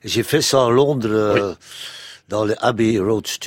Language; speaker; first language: French; non-native, local second language; Dutch